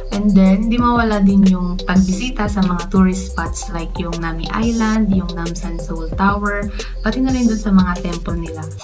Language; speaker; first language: Filipino; native; Filipino